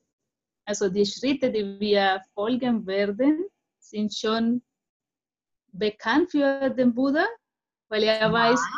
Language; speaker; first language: German; non-native, fluent; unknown